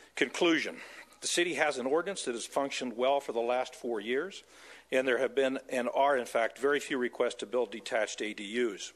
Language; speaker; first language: English; native; English